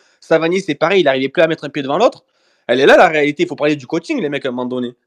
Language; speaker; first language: French; native; French